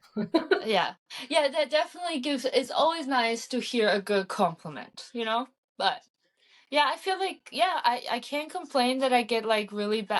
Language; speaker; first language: English; early bilingual, heritage; English